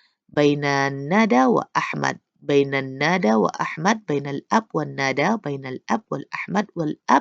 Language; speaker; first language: Arabic; non-native, learner; Indonesian